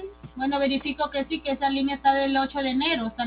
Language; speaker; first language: Spanish; native; Spanish